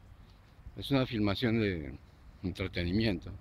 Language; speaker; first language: Spanish; native; Spanish